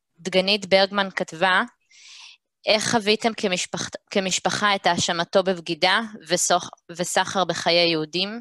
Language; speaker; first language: Hebrew; native; Hebrew